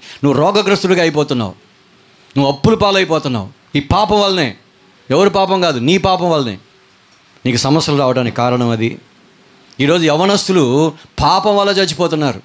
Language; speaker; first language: Telugu; native; Telugu